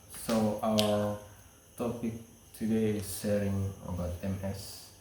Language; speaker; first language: English; non-native, learner; Indonesian